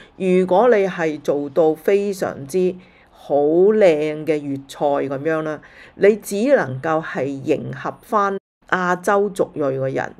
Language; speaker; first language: Cantonese; early bilingual, heritage; Cantonese